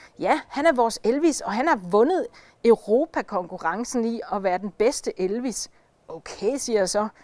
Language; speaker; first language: Danish; native; Danish